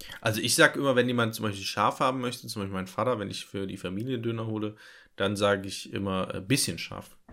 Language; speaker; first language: German; native; German